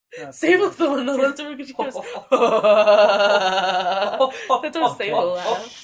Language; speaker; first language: English; native; English